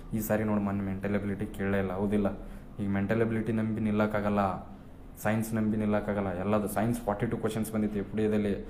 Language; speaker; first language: Kannada; native; Kannada